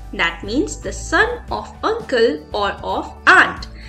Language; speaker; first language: English; non-native, local second language; Hindi